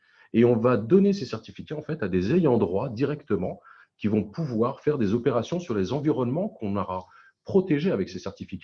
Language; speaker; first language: French; native; French